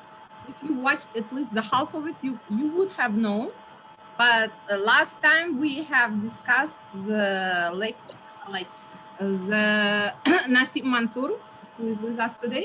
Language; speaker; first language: English; non-native, fluent; Russian